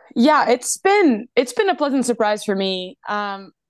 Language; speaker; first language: English; native; English